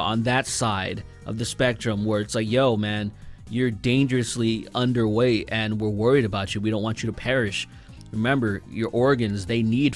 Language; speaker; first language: English; native; English